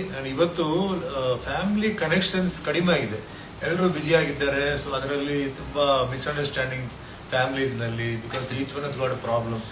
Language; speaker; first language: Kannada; non-native, local second language; Tulu